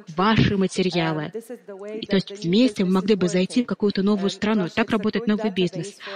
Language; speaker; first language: Russian; non-native, fluent; Arabic